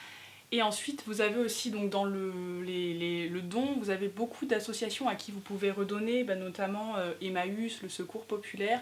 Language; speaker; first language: French; native; French